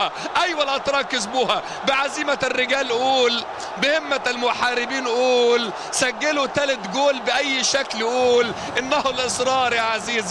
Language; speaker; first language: Arabic; native; Arabic